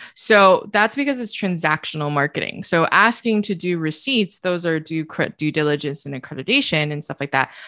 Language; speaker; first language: English; early bilingual, other home language; Chinese